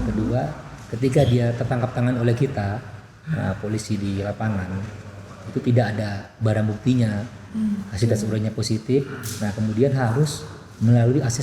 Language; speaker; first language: Indonesian; non-native, local second language; Banjar